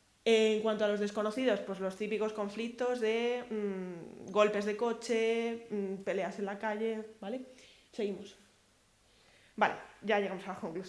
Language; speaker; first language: Spanish; native; Spanish